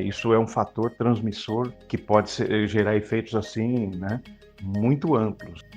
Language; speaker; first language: Portuguese; native; Portuguese